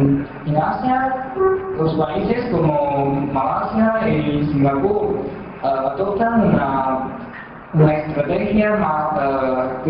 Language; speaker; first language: Spanish; non-native, fluent; Chinese